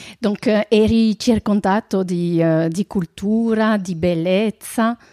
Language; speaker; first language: Italian; non-native, fluent; French